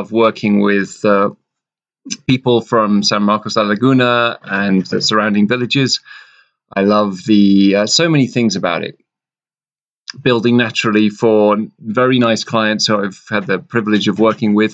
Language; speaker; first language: English; native; English